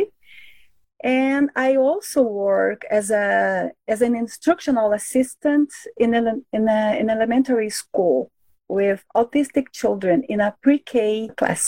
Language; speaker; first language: English; non-native, fluent; Portuguese